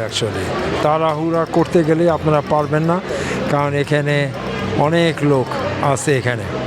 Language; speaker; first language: Bangla; native; Bangla